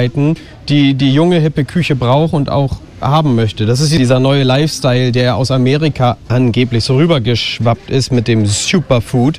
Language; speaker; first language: German; native; German